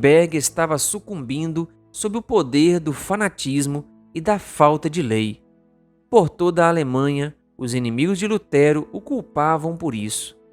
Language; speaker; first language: Portuguese; native; Portuguese